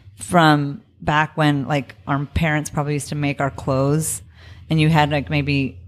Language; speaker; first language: English; native; English